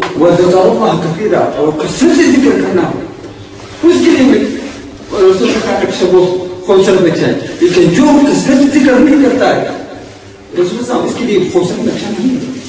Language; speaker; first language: Urdu; non-native, local second language; Pashto